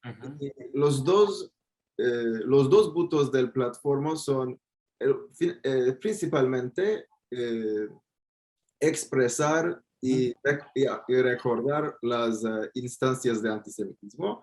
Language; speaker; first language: Spanish; non-native, fluent; Turkish